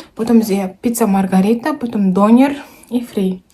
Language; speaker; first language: Russian; non-native, local second language; Kazakh